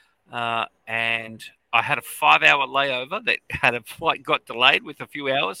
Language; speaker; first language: English; native; English